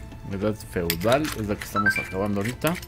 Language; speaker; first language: Spanish; native; Spanish